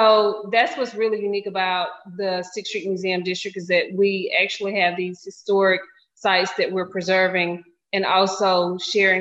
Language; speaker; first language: English; native; English